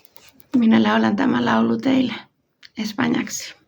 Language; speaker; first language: Finnish; non-native, fluent; Spanish